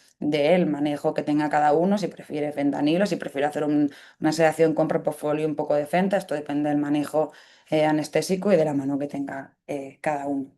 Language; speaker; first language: Spanish; native; Spanish